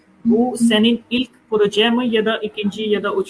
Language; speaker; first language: Turkish; non-native, fluent; Urdu